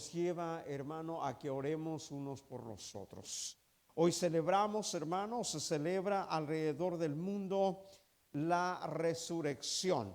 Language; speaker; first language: Spanish; native; Spanish